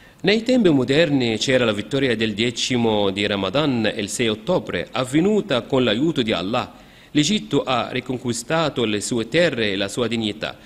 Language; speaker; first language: Italian; non-native, fluent; Arabic